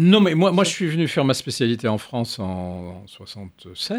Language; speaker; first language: French; non-native, local second language; Arabic